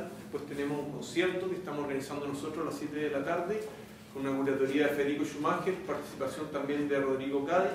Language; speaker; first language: Spanish; native; Spanish